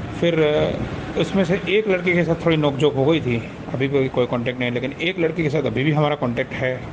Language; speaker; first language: Hindi; non-native, local second language; Gujarati